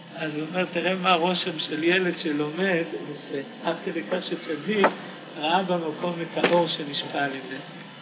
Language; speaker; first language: Hebrew; native; Hebrew